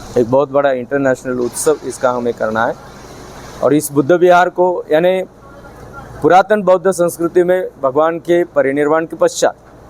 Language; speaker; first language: Hindi; non-native, local second language; Marathi